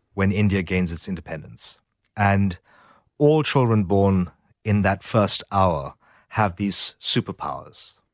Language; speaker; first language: English; native; English